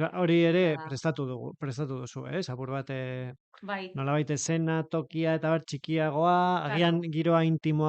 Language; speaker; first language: Basque; native; Basque